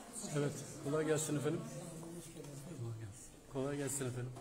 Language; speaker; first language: Turkish; native; Turkish